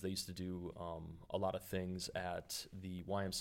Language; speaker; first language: English; native; English